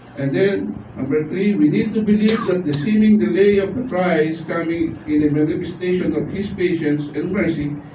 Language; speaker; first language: English; non-native, local second language; Filipino